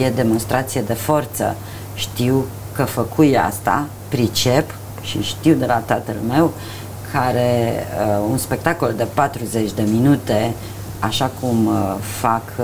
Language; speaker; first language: Romanian; native; Romanian